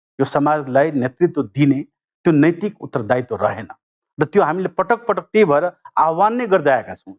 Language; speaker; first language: Nepali; non-native, local second language; Maithili